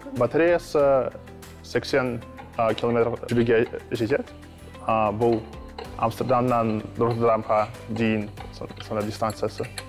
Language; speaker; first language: Kazakh; non-native, local second language; Russian